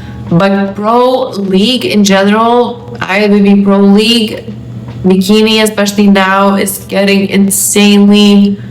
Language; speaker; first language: English; non-native, fluent; Lithuanian